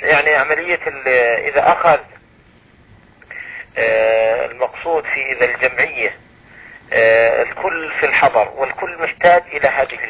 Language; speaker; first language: Arabic; native; Arabic